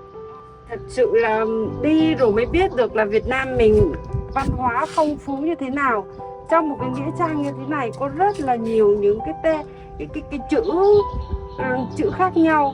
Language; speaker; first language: Vietnamese; native; Vietnamese